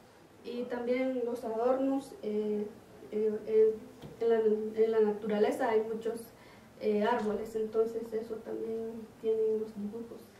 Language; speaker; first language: Spanish; non-native, local second language; Kaqchikel